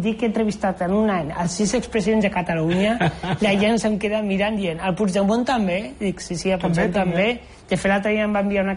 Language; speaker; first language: Catalan; native; Catalan